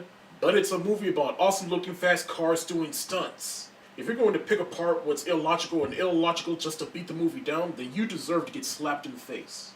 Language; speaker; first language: English; native; English